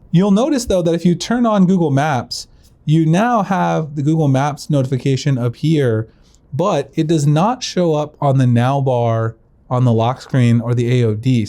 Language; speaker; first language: English; native; English